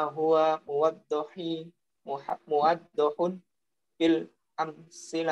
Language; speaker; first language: Arabic; non-native, learner; Indonesian